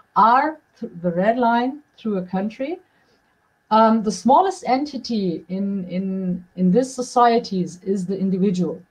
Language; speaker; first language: English; non-native, fluent; German